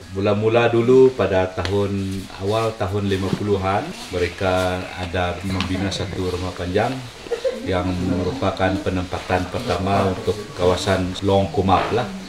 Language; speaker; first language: Malay; non-native, local second language; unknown